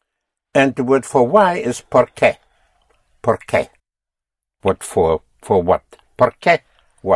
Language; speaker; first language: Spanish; non-native, fluent; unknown